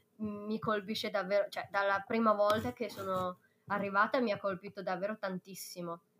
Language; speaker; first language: Italian; non-native, fluent; Chinese